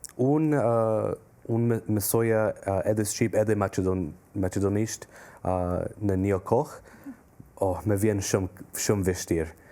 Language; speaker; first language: Albanian; non-native, learner; English